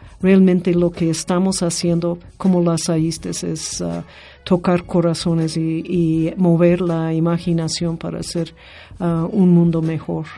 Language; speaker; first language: Spanish; non-native, fluent; English